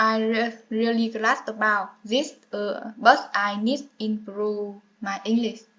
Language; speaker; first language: English; non-native, learner; Vietnamese